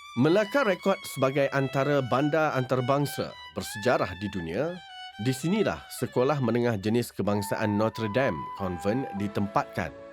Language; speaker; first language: Malay; native; Malay